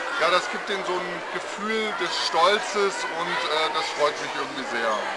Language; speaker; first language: German; early bilingual, other home language; Turkish